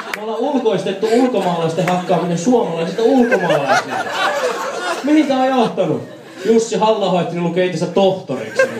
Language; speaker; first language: Finnish; early bilingual, other home language; Persian